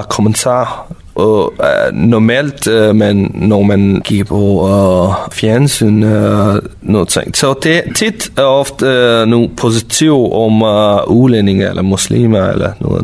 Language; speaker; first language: Danish; non-native, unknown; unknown